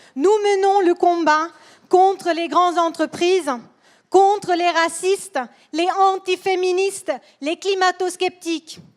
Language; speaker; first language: French; non-native, fluent; Swedish